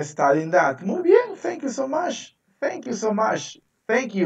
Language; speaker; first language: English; non-native, fluent; Spanish